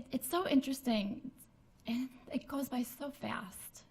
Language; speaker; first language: English; native; English